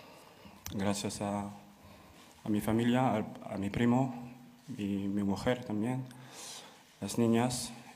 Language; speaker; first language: Spanish; non-native, fluent; French